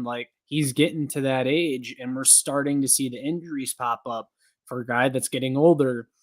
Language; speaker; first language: English; native; English